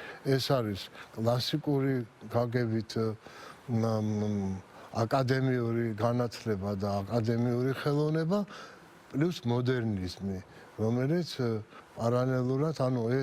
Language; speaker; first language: Georgian; native; Georgian